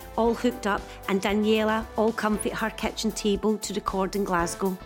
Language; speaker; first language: English; native; English